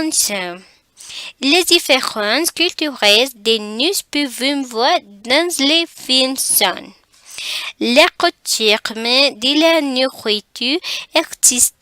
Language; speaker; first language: French; non-native, learner; Spanish